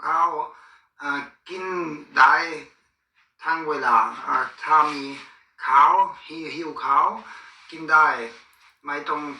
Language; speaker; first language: Thai; non-native, learner; German